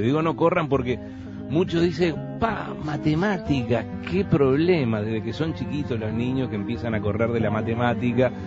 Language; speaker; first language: Spanish; native; Spanish